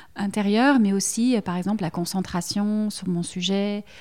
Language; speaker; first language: French; native; French